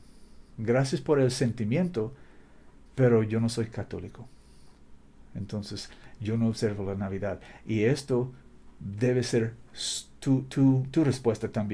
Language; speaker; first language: Spanish; non-native, fluent; English